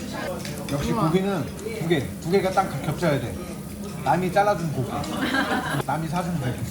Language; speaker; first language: Korean; native; Korean